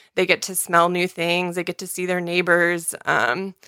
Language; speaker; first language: English; native; English